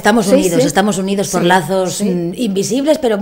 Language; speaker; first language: Spanish; native; Spanish